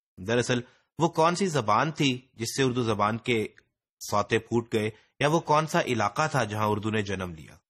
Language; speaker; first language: Urdu; native; Urdu